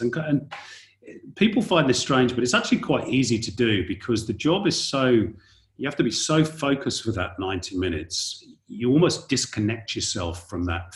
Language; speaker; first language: English; native; English